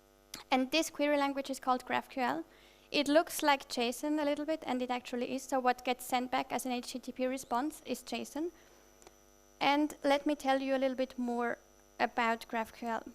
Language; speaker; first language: English; non-native, fluent; German